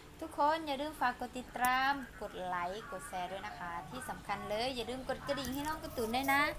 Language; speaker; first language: Thai; early bilingual, other home language; Lao